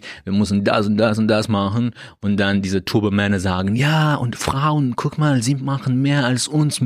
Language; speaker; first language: German; non-native, learner; Russian